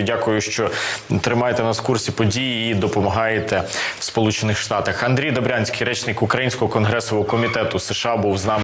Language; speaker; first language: Ukrainian; native; Ukrainian